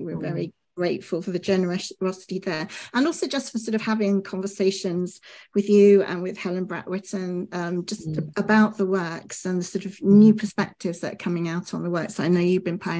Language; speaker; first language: English; native; English